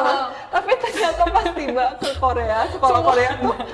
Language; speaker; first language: Indonesian; early bilingual, other home language; Korean